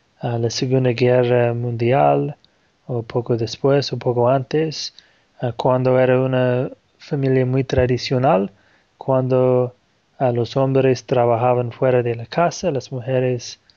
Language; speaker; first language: Spanish; non-native, fluent; Portuguese